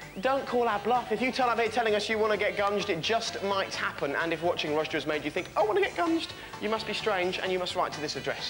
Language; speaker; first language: English; native; English